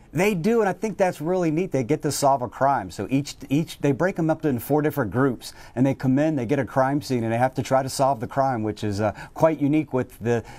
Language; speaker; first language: English; native; English